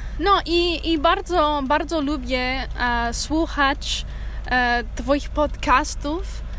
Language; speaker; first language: Polish; non-native, learner; English